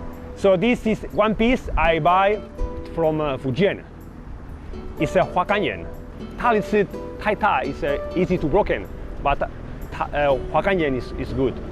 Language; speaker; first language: English; non-native, learner; Spanish